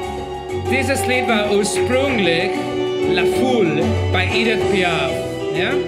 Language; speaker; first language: German; non-native, learner; Spanish